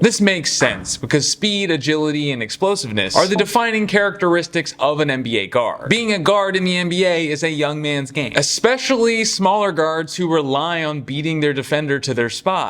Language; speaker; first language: English; native; English